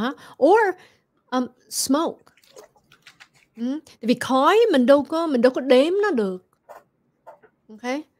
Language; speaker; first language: Vietnamese; early bilingual, other home language; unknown